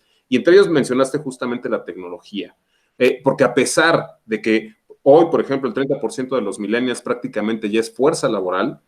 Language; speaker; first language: Spanish; native; Spanish